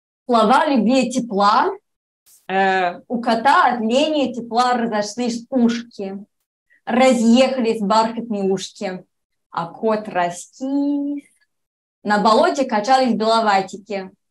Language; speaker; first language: Russian; non-native, fluent; English